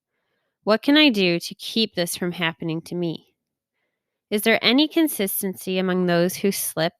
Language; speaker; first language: English; native; English